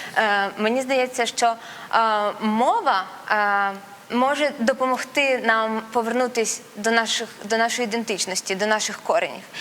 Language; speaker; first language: Ukrainian; non-native, local second language; Russian